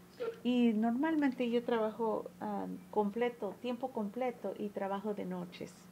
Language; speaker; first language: Spanish; early bilingual, heritage; Spanish